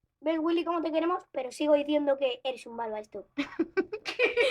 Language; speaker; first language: Spanish; native; Spanish